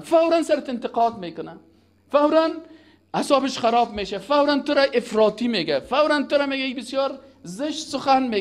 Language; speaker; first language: Persian; native; Persian